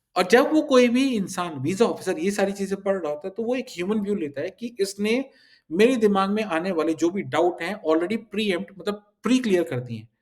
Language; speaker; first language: Hindi; early bilingual, heritage; Hindi